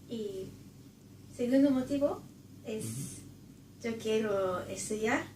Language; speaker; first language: Spanish; non-native, learner; Japanese